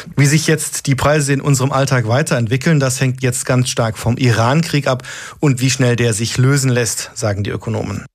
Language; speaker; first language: German; native; German